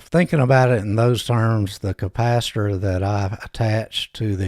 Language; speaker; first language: English; native; English